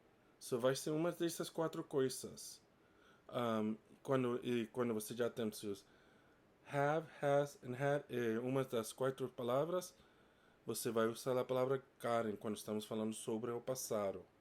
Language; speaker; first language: Portuguese; non-native, fluent; English